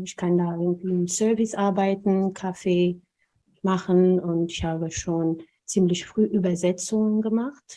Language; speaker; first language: German; non-native, fluent; Amharic